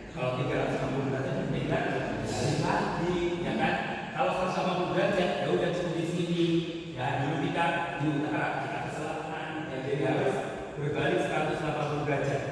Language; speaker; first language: Indonesian; native; Indonesian